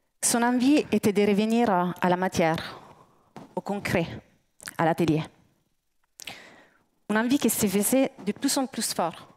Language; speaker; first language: French; native; French